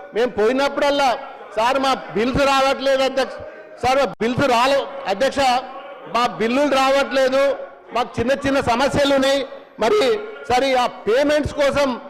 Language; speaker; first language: Telugu; native; Telugu